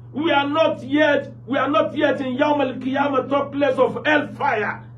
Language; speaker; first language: English; non-native, local second language; Yoruba